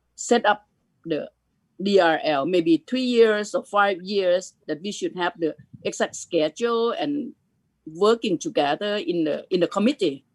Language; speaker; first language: English; non-native, fluent; Thai